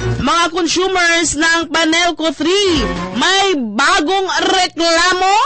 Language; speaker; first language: Filipino; non-native, local second language; Pangasinan